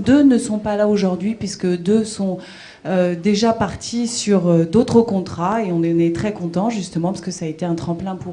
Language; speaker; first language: French; native; French